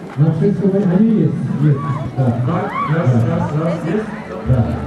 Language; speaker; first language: Polish; non-native, learner; Russian